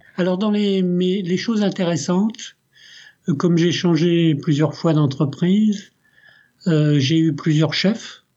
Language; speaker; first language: French; early bilingual, other home language; Italian